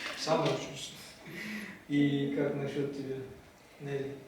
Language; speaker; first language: Russian; non-native, learner; Malay